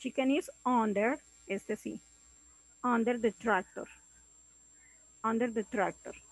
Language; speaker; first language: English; non-native, learner; Spanish